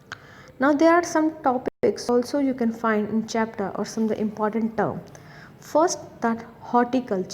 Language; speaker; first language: English; non-native, local second language; Hindi